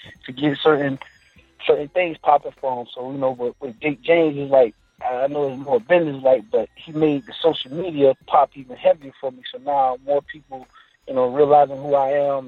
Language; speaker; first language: English; native; English